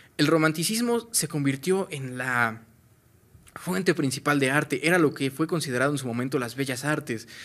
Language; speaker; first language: Spanish; native; Spanish